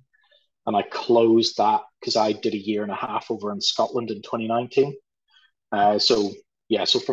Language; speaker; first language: English; native; English